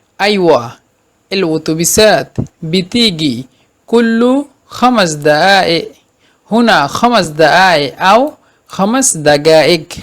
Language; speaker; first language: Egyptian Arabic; non-native, fluent; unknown